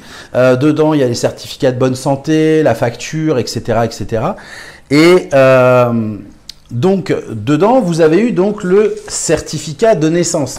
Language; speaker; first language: French; native; French